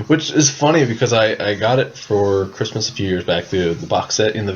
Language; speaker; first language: English; native; English